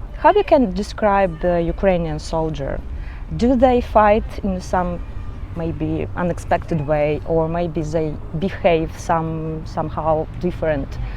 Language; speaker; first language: English; non-native, learner; Ukrainian